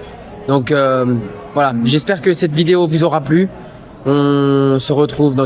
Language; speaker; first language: French; native; French